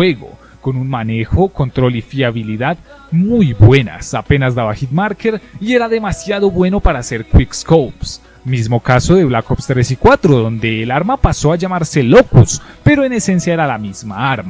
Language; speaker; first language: Spanish; native; Spanish